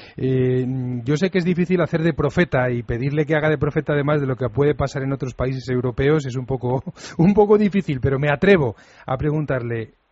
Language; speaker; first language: Spanish; native; Spanish